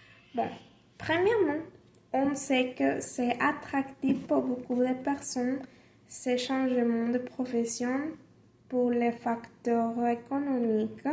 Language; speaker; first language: French; non-native, learner; Spanish